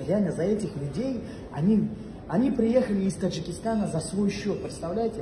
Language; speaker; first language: Russian; non-native, local second language; Tajik